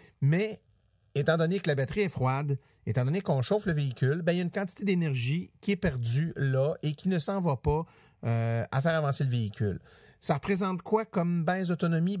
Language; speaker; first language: French; native; French